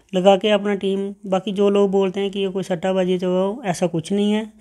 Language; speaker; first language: Hindi; native; Hindi